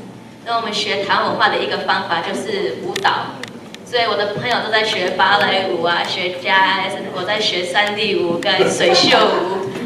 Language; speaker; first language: Chinese; early bilingual, heritage; Chinese